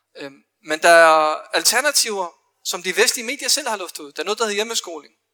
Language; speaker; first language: Danish; early bilingual, other home language; Arabic